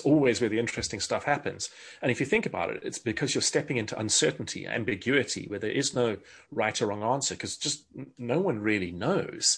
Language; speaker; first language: English; native; English